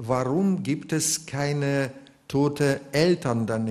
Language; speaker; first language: German; non-native, fluent; Russian